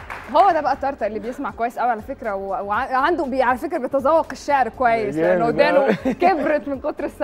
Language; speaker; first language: Arabic; native; Arabic